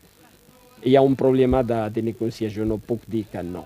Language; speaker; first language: Catalan; non-native, fluent; Riffian